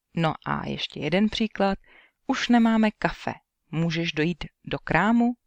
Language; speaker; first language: Czech; native; Czech